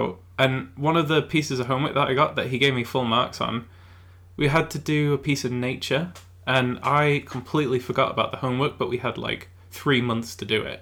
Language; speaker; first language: English; native; English